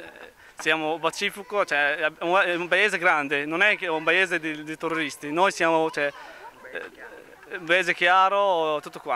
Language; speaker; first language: Italian; non-native, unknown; Arabic